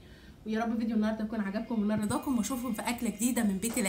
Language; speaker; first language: Arabic; native; Arabic